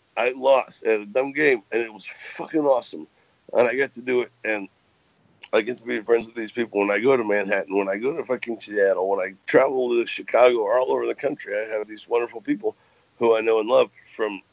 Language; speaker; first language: English; native; English